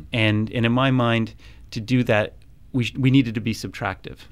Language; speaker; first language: English; native; English